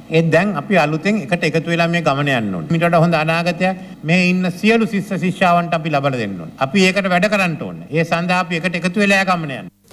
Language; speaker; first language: Sinhala; native; Sinhala